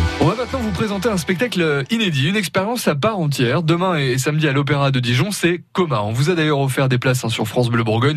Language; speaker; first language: French; native; French